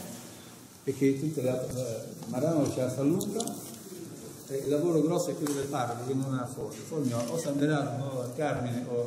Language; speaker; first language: Italian; native; Italian